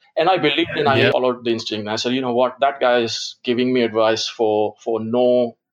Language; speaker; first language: English; non-native, local second language; Gujarati